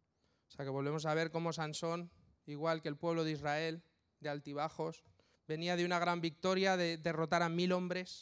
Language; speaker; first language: Spanish; native; Spanish